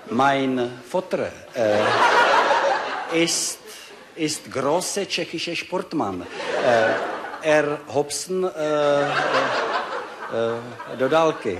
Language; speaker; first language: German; non-native, learner; Czech